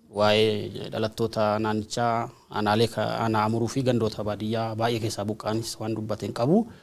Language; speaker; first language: Oromo; native; Oromo